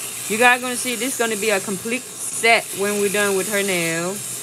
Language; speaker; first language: English; non-native, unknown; Vietnamese